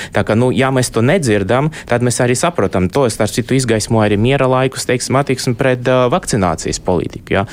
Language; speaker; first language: Latvian; non-native, local second language; Russian